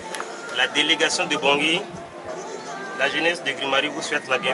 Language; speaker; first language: French; non-native, local second language; Sango